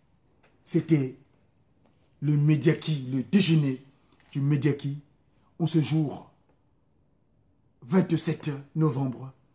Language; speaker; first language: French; non-native, local second language; Kongo